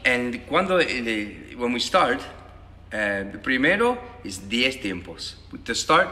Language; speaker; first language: Spanish; non-native, learner; English